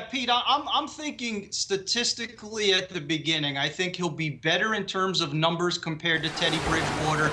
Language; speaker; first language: English; native; English